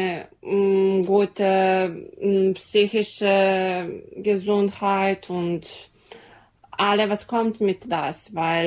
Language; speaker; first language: German; non-native, learner; Serbian